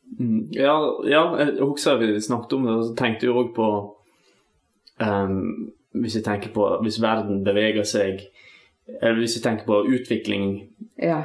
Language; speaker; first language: Norwegian; native; Norwegian